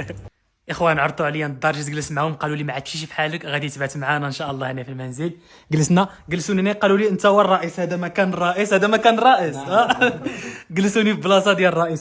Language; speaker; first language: Arabic; native; Arabic